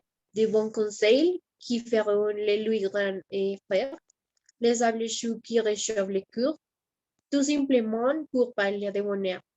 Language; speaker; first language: French; non-native, learner; Spanish